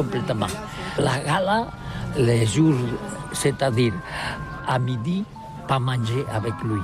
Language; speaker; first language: French; non-native, learner; Catalan